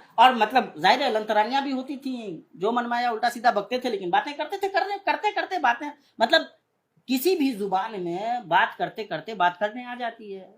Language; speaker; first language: Urdu; native; Urdu